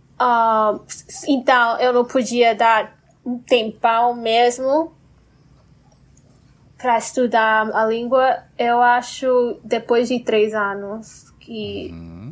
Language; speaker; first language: Portuguese; non-native, fluent; English